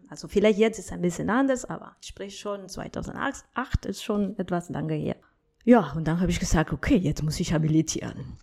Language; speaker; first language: German; non-native, fluent; Spanish